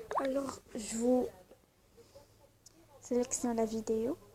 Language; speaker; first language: French; non-native, learner; Arabic